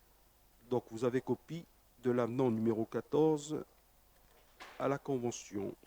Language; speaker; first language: French; native; French